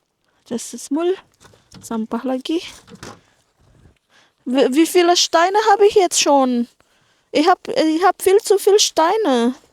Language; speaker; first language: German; non-native, fluent; Indonesian